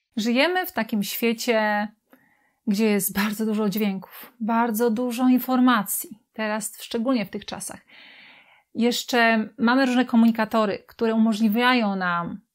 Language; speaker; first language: Polish; native; Polish